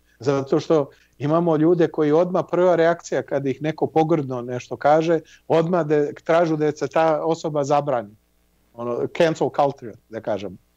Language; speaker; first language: Serbian; early bilingual, heritage; Serbian